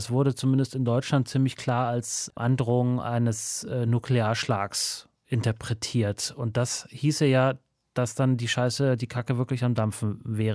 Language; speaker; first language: German; native; German